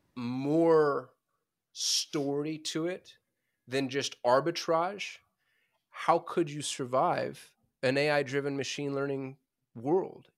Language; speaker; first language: English; early bilingual, other home language; Urdu